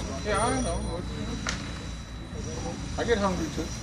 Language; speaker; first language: English; native; English